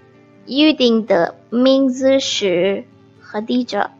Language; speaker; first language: Chinese; non-native, fluent; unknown